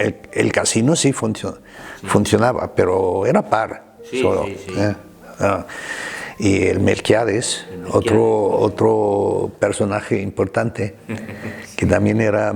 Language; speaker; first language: Spanish; non-native, fluent; German